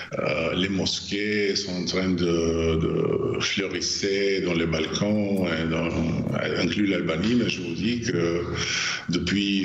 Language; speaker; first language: French; non-native, fluent; Albanian